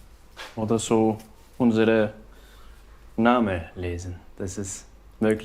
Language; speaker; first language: German; non-native, learner; Turkish